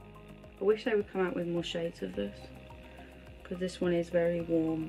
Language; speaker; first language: English; native; English